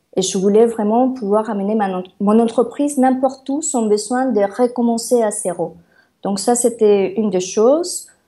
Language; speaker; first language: French; non-native, fluent; Spanish